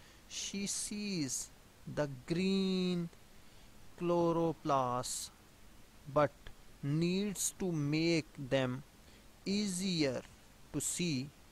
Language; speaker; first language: English; non-native, local second language; Urdu